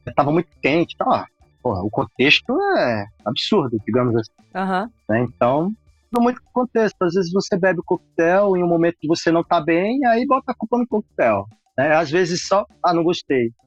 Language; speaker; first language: Portuguese; native; Portuguese